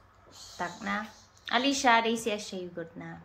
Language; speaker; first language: Czech; non-native, learner; Filipino